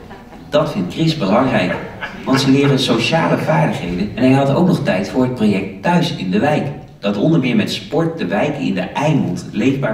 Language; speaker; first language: Dutch; native; Dutch